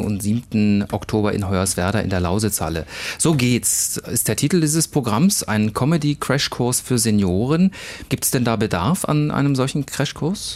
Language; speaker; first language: German; native; German